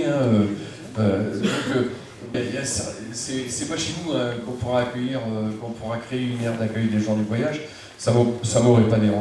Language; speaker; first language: French; native; French